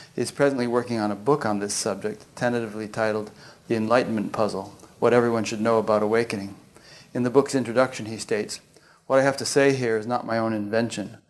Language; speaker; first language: English; native; English